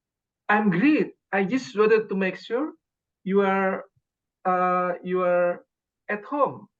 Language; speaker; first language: English; non-native, learner; Indonesian